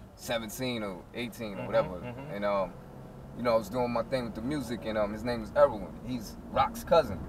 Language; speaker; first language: English; native; English